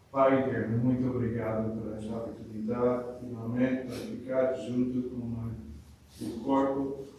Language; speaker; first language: Portuguese; non-native, learner; English